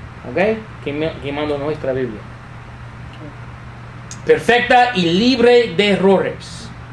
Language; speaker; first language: Spanish; non-native, fluent; English